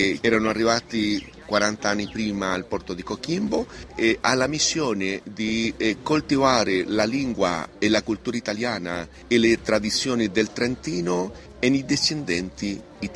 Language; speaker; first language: Italian; early bilingual, heritage; Spanish